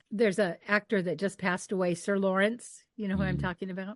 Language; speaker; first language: English; native; English